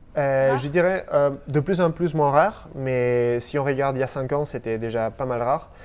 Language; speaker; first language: French; non-native, fluent; Spanish